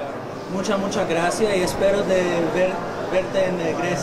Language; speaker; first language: Spanish; non-native, learner; Greek